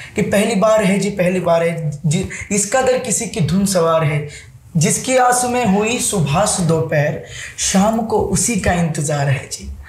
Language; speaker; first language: Hindi; non-native, local second language; Marathi